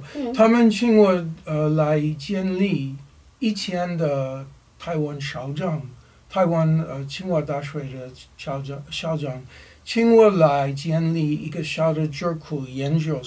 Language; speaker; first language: Chinese; non-native, learner; English